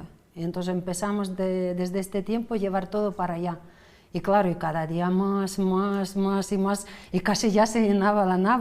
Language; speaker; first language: Spanish; non-native, fluent; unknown